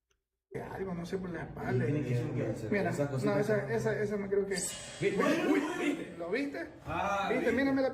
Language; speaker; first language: Spanish; native; Spanish